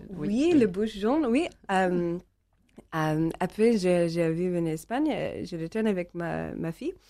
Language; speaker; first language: French; non-native, learner; English